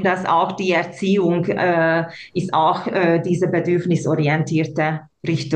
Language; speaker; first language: German; non-native, local second language; Hungarian